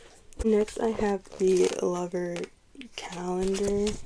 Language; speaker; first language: English; native; English